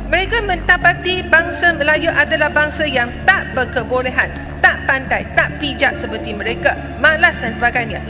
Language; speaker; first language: Malay; non-native, local second language; Chinese